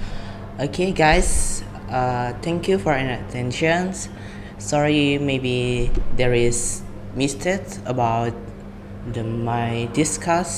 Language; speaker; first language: English; non-native, learner; Indonesian